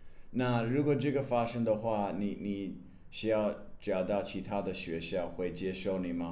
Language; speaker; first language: Chinese; non-native, learner; English